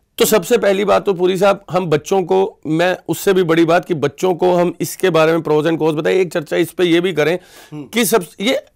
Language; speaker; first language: Hindi; non-native, local second language; Punjabi